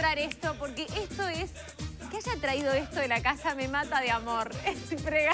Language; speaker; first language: Spanish; native; Spanish